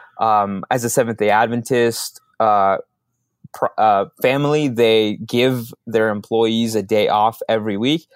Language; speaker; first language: English; early bilingual, other home language; Spanish